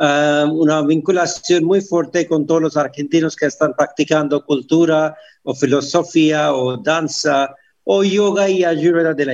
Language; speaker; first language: Spanish; non-native, fluent; Hindi